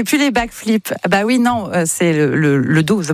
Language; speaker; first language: French; native; French